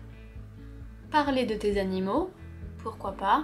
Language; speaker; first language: French; native; French